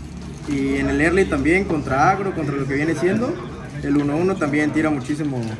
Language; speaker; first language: Spanish; native; Spanish